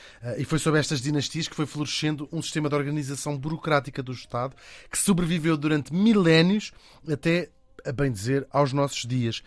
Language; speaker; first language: Portuguese; native; Portuguese